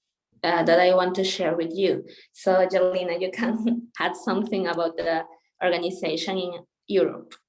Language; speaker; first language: English; non-native, local second language; Spanish